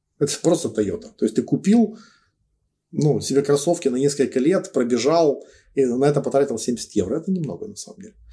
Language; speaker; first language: Russian; native; Russian